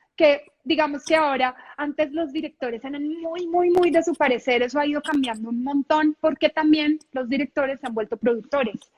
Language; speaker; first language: Spanish; native; Spanish